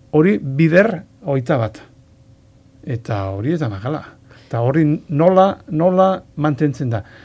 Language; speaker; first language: Basque; non-native, local second language; Spanish